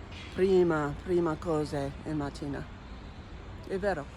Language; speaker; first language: Italian; non-native, learner; English